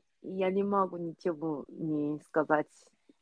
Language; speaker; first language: Russian; non-native, learner; Korean